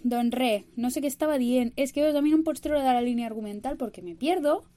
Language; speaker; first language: Spanish; non-native, local second language; Catalan